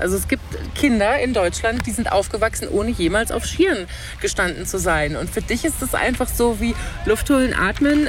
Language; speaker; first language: German; native; German